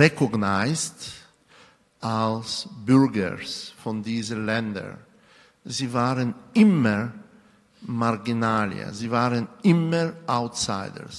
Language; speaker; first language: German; non-native, fluent; Bulgarian